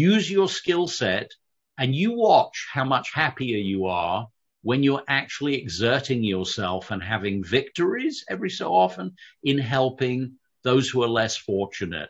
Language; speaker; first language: English; native; English